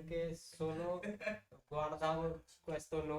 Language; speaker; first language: Italian; non-native, learner; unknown